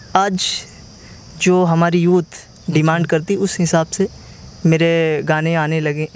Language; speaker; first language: Hindi; native; Hindi